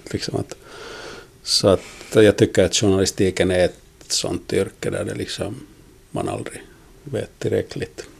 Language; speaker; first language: Swedish; native; Swedish